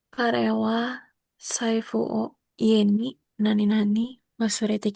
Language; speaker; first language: Japanese; non-native, learner; Indonesian